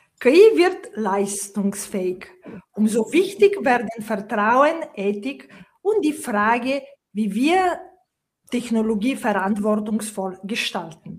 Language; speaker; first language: German; non-native, fluent; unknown